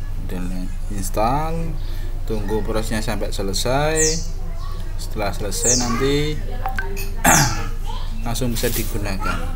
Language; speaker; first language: Indonesian; native; Indonesian